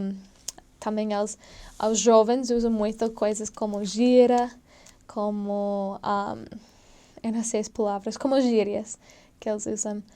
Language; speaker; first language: Portuguese; non-native, fluent; English